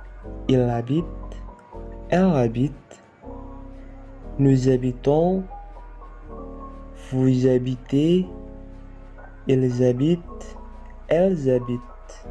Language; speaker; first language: French; non-native, learner; Indonesian